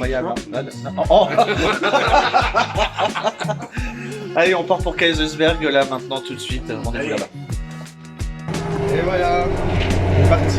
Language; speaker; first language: French; native; French